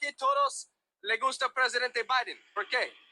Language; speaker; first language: Spanish; non-native, learner; English